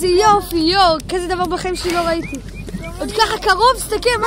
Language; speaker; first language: Hebrew; native; Hebrew